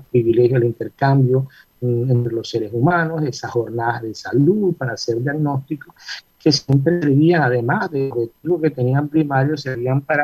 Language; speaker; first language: Spanish; native; Spanish